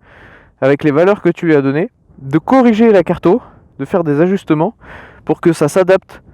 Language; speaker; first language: French; native; French